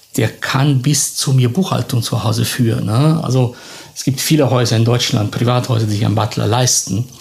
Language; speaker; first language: German; non-native, fluent; Italian